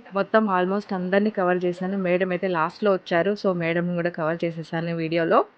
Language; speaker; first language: Telugu; native; Telugu